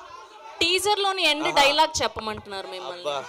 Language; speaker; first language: Telugu; native; Telugu